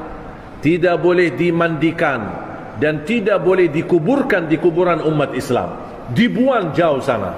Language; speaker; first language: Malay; non-native, fluent; Arabic